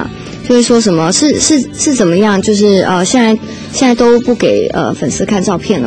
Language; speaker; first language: Chinese; native; Chinese